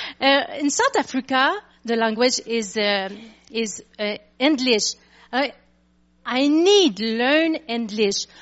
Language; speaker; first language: English; non-native, learner; French